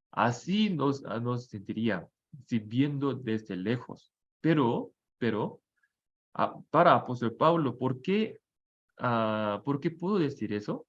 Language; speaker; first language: Spanish; non-native, fluent; Korean